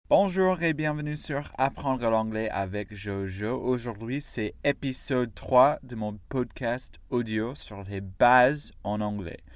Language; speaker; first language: French; non-native, fluent; English